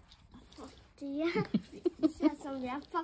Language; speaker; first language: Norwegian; early bilingual, other home language; Filipino